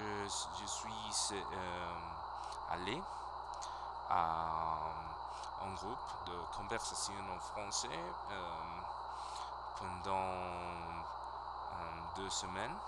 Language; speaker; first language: French; non-native, learner; Spanish